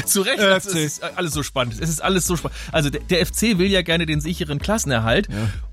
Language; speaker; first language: German; native; German